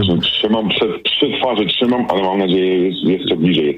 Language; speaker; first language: Polish; native; Polish